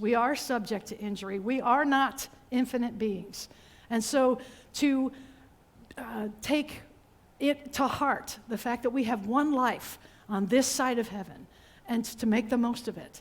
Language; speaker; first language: English; native; English